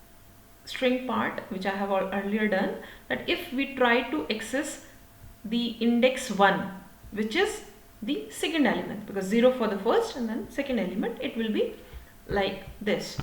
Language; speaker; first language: English; non-native, local second language; Hindi